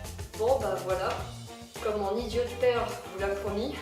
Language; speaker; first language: French; native; French